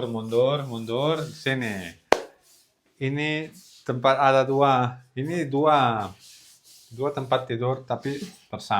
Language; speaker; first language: Indonesian; non-native, learner; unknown